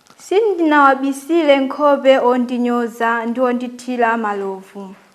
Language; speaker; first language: Nyanja; native; Nyanja